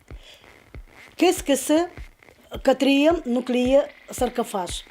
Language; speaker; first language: French; non-native, learner; Russian